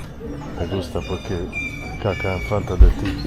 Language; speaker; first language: Spanish; non-native, learner; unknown